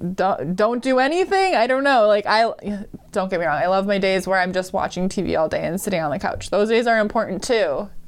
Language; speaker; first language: English; native; English